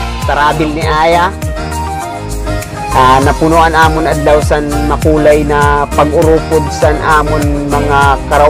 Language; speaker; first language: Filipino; non-native, local second language; Masbatenyo